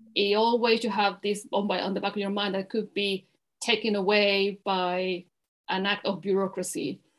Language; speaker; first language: English; non-native, fluent; Spanish